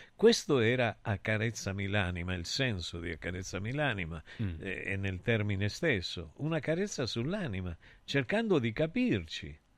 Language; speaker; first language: Italian; native; Italian